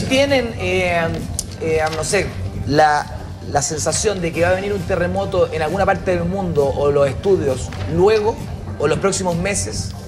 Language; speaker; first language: Spanish; native; Spanish